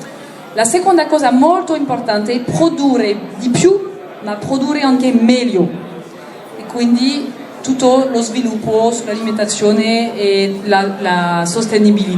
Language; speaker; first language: Italian; non-native, learner; French